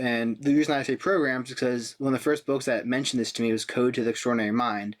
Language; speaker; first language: English; native; English